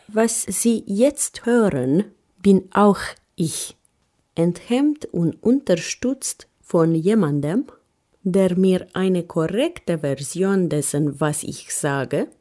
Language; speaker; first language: German; non-native, fluent; Romanian